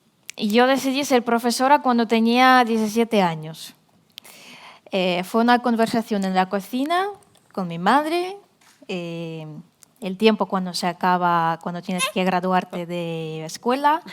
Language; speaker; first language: Spanish; non-native, fluent; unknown